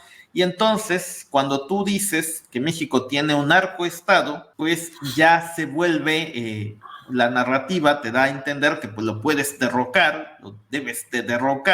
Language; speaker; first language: Spanish; native; Spanish